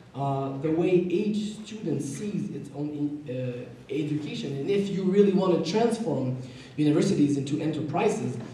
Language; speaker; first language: English; non-native, fluent; French